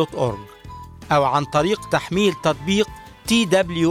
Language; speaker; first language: Arabic; native; Arabic